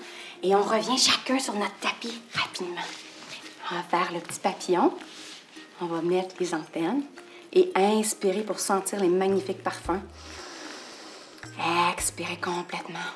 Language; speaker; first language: French; native; French